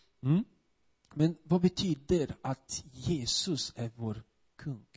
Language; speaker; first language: Swedish; non-native, fluent; Portuguese